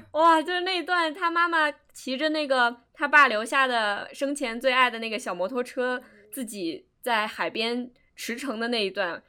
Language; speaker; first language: Chinese; native; Chinese